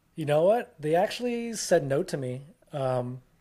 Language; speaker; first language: English; early bilingual, other home language; Filipino